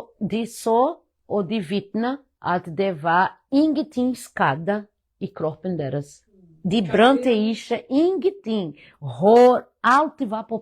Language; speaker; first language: Norwegian; non-native, fluent; Portuguese